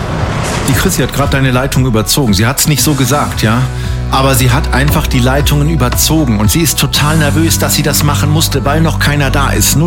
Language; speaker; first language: German; native; German